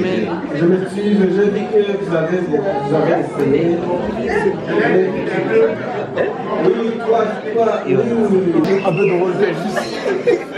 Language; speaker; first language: French; early bilingual, other home language; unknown